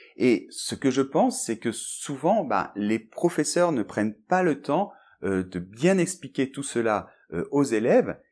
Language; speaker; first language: French; native; French